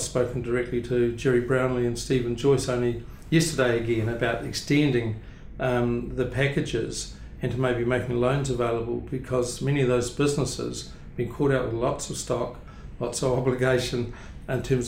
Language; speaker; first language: English; native; English